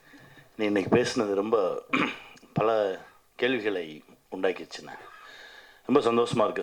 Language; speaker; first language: Tamil; native; Tamil